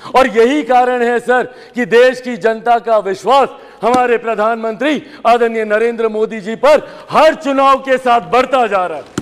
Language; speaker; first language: Hindi; native; Hindi